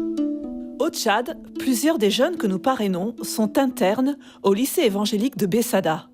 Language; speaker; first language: French; native; French